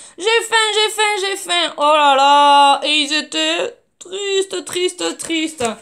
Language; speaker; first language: French; native; French